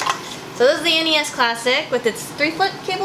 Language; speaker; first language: English; native; English